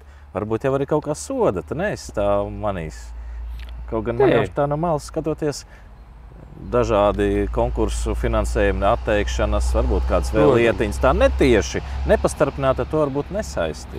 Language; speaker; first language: Latvian; native; Latvian